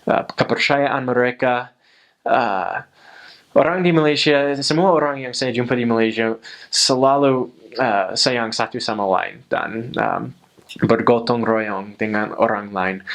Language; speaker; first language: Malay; non-native, fluent; English